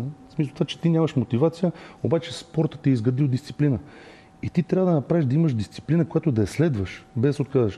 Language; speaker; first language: Bulgarian; native; Bulgarian